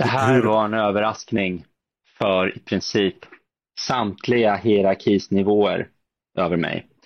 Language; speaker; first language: Swedish; native; Swedish